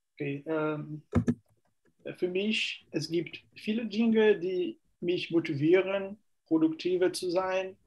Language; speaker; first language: German; non-native, fluent; Portuguese